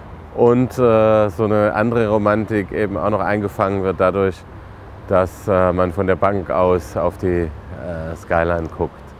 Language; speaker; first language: German; native; German